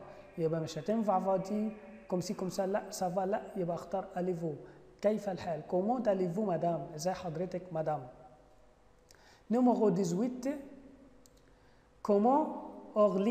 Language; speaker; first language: French; non-native, fluent; Arabic